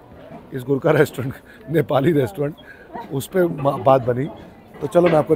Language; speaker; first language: Hindi; native; Hindi